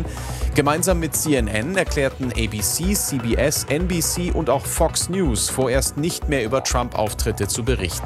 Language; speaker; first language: German; native; German